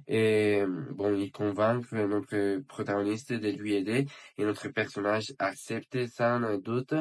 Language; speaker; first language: French; non-native, learner; Spanish